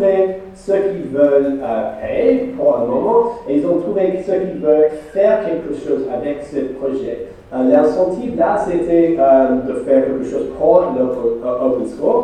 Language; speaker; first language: French; non-native, fluent; English